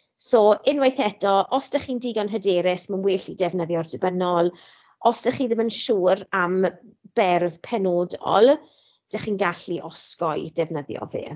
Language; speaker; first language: Welsh; non-native, local second language; English